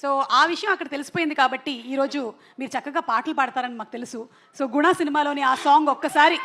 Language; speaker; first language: Telugu; native; Telugu